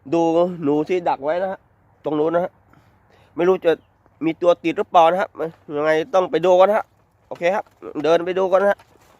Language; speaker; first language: Thai; native; Thai